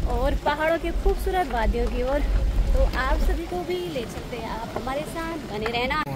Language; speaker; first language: Hindi; native; Hindi